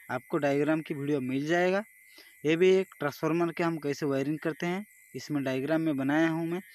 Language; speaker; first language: Hindi; non-native, local second language; Odia